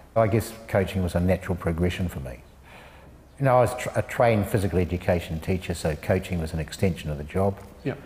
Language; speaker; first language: English; native; English